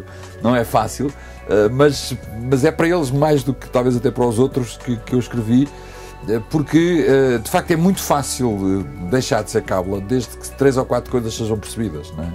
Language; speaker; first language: Portuguese; native; Portuguese